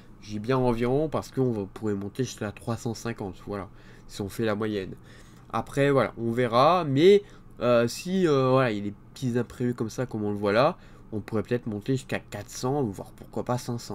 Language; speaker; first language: French; native; French